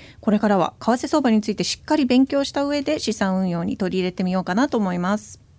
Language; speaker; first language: Japanese; early bilingual, heritage; Japanese